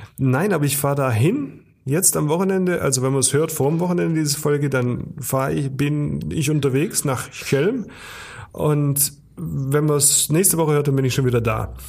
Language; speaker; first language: German; native; German